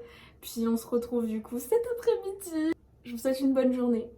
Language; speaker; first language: French; native; French